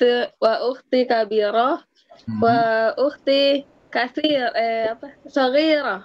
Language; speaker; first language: Arabic; non-native, learner; Indonesian